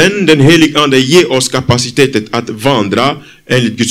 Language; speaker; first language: Swedish; non-native, fluent; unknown